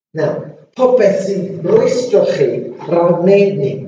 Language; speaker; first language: Welsh; non-native, local second language; English